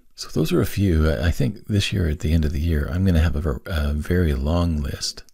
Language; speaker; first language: English; native; English